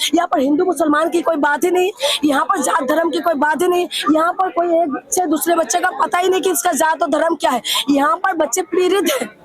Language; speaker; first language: Hindi; non-native, local second language; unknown